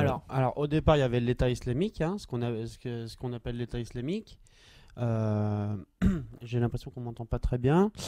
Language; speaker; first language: French; native; French